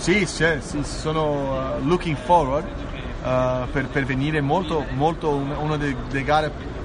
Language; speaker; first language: Italian; early bilingual, heritage; Portuguese